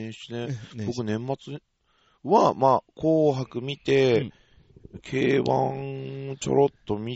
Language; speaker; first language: Japanese; native; Japanese